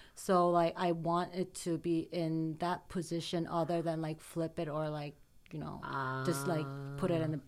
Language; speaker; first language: English; early bilingual, other home language; Korean